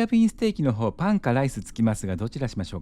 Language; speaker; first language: Japanese; native; Japanese